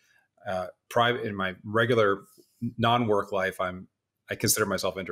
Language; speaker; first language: English; native; English